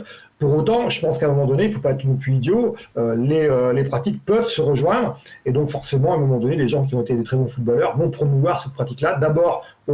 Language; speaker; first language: French; native; French